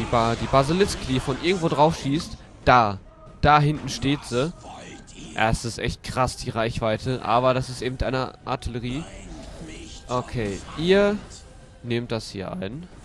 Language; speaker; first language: German; native; German